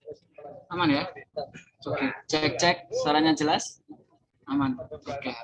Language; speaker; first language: Indonesian; native; Indonesian